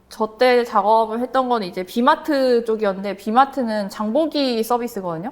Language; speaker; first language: Korean; native; Korean